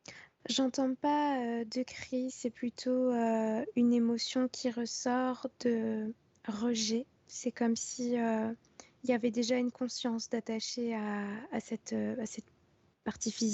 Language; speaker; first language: French; native; French